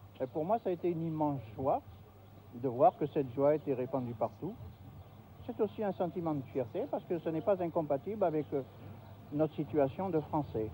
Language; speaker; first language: French; native; French